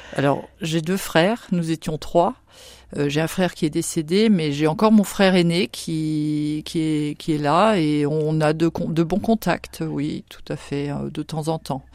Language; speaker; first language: French; native; French